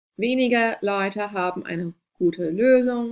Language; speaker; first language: German; non-native, fluent; English